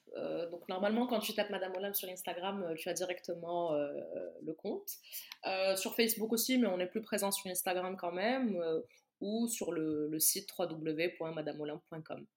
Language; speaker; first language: French; non-native, local second language; Arabic